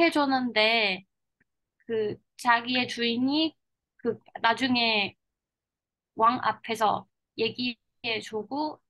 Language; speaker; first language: Korean; non-native, learner; Chinese